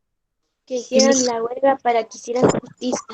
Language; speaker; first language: Spanish; native; Spanish